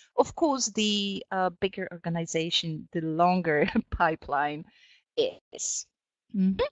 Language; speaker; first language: English; non-native, fluent; Polish